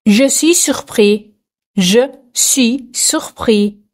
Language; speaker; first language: French; non-native, fluent; Persian